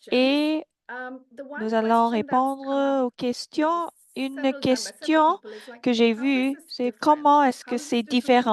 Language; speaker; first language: French; non-native, fluent; English